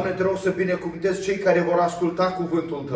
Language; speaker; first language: Romanian; native; Romanian